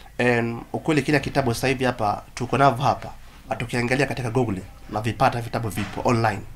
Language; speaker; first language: Swahili; non-native, local second language; Somali